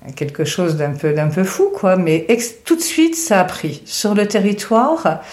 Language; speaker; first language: French; native; French